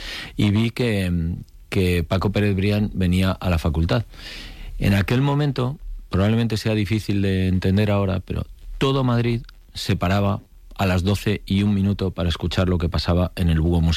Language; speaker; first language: Spanish; native; Spanish